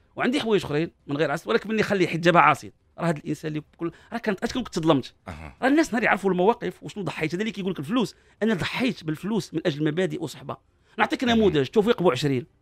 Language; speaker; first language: Arabic; native; Arabic